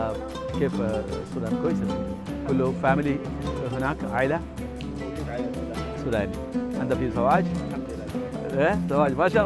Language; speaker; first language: Arabic; non-native, learner; Malayalam